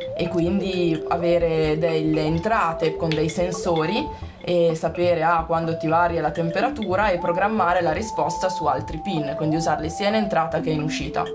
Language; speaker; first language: Italian; native; Italian